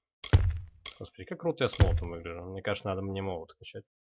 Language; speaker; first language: Russian; native; Russian